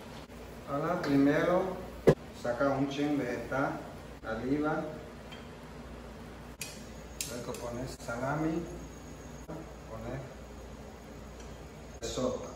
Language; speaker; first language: Spanish; non-native, learner; Chinese